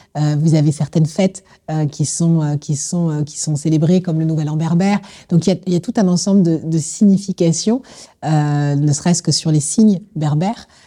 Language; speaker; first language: French; native; French